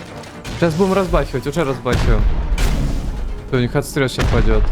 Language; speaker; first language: Russian; native; Russian